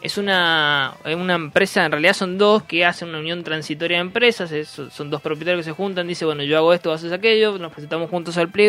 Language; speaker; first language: Spanish; native; Spanish